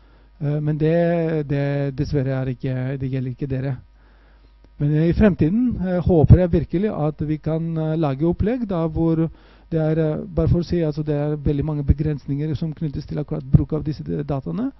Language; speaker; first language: Norwegian; non-native, fluent; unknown